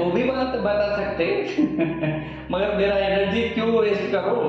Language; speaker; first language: Hindi; non-native, local second language; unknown